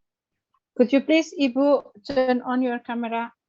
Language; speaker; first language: English; non-native, fluent; Indonesian